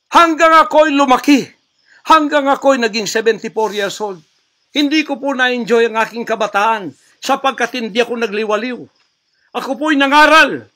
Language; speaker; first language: Filipino; non-native, local second language; Cebuano